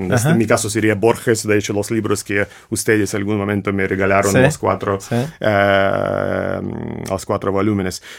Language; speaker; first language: Spanish; non-native, fluent; Russian